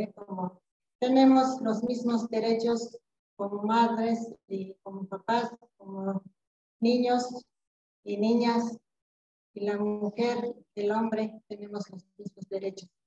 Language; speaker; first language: Spanish; non-native, local second language; Quechua